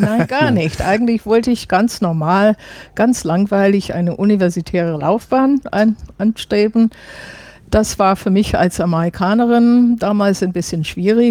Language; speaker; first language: German; non-native, fluent; English